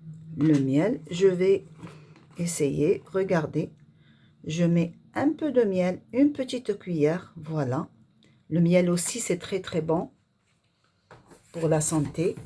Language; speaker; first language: French; non-native, local second language; Arabic